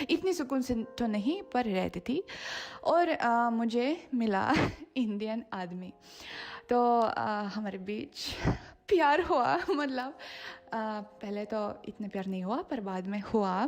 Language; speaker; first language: Hindi; non-native, fluent; Russian